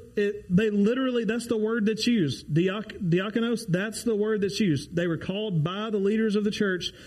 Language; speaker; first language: English; native; English